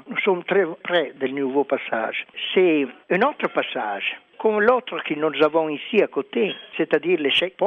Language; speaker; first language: French; non-native, fluent; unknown